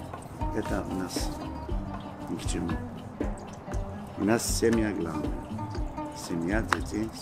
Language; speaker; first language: Russian; non-native, fluent; Georgian